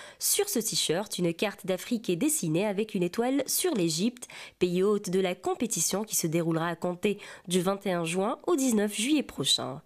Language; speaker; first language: French; non-native, local second language; Arabic